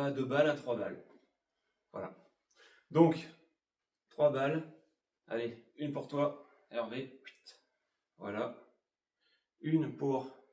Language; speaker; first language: French; native; French